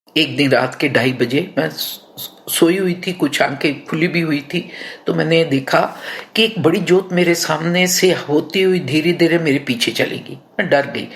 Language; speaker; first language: Hindi; non-native, local second language; Punjabi